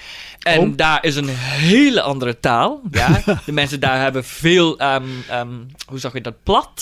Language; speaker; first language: Dutch; non-native, fluent; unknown